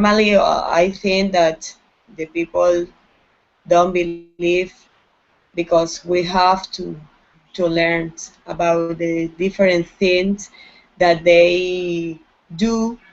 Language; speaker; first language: English; non-native, learner; Spanish